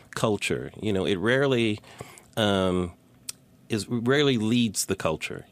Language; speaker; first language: English; native; English